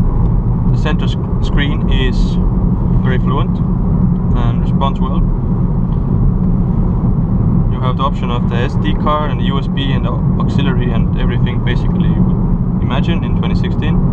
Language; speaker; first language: English; non-native, fluent; Estonian